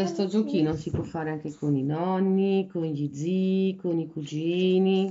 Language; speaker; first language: Italian; native; Italian